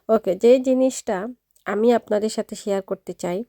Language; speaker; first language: Bangla; non-native, local second language; Sylheti